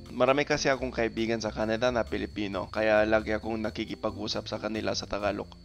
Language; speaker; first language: Filipino; non-native, fluent; English